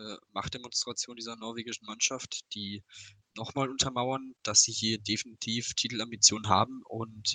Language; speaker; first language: German; native; German